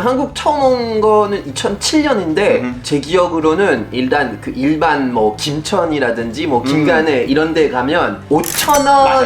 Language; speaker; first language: Korean; non-native, fluent; French